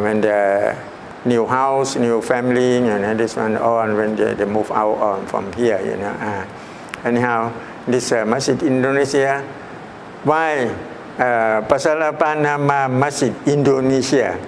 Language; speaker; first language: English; non-native, learner; Malay